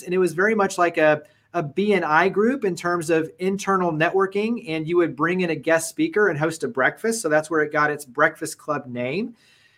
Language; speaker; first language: English; native; English